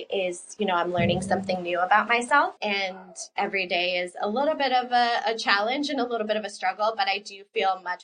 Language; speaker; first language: English; early bilingual, other home language; Spanish